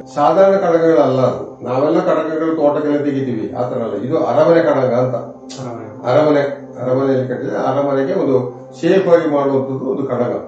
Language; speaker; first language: Kannada; native; Kannada